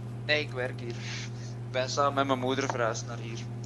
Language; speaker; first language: Dutch; native; Dutch